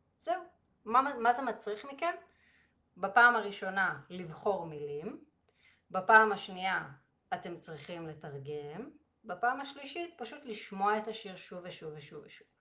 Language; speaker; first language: Hebrew; native; Hebrew